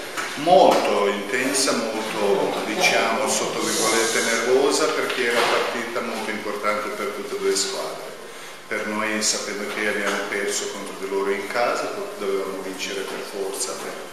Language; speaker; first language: Italian; non-native, fluent; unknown